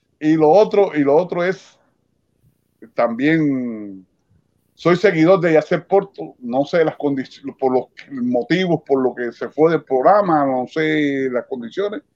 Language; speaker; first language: Spanish; native; Spanish